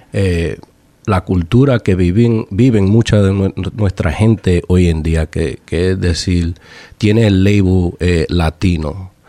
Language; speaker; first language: Spanish; early bilingual, heritage; Spanish